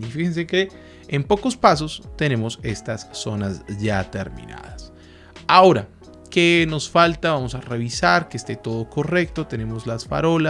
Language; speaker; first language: Spanish; native; Spanish